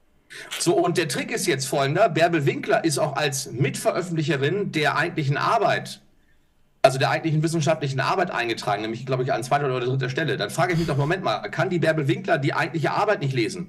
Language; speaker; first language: German; native; German